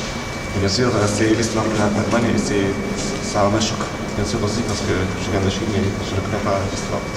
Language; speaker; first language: French; non-native, learner; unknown